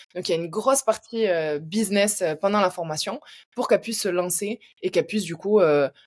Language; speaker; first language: French; native; French